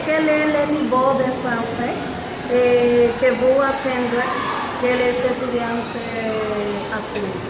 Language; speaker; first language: French; non-native, learner; Spanish